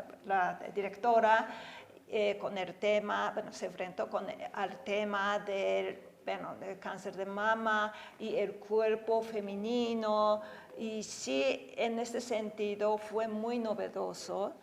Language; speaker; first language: Spanish; non-native, fluent; Japanese